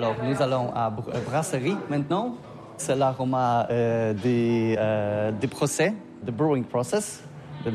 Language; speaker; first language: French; non-native, learner; Polish